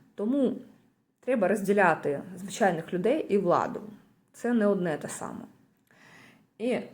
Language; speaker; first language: Ukrainian; native; Ukrainian